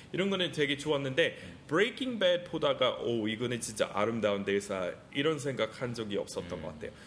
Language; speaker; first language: Korean; non-native, fluent; English